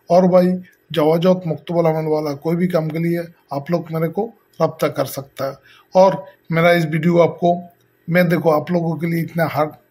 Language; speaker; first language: Hindi; non-native, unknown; Bangla